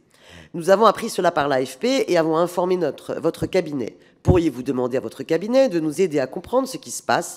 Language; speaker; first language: French; native; French